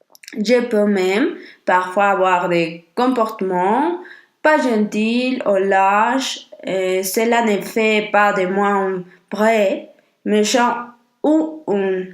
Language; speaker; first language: French; non-native, learner; Spanish